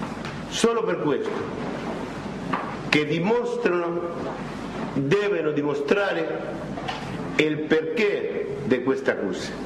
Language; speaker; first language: Italian; non-native, fluent; Spanish